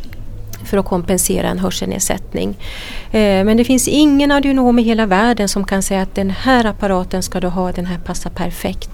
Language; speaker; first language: Swedish; native; Swedish